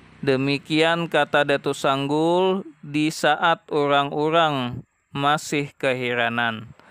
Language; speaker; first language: Indonesian; non-native, local second language; Banjar